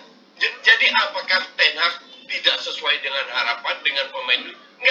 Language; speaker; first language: Indonesian; native; Indonesian